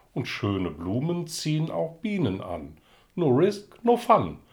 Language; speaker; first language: German; early bilingual, other home language; Dutch